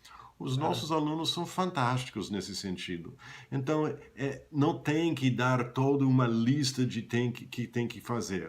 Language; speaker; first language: Portuguese; non-native, fluent; English